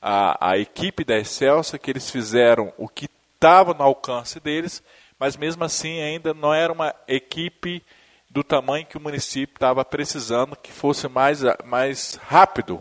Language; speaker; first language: Portuguese; native; Portuguese